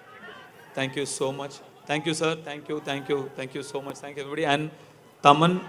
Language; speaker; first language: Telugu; non-native, learner; Tamil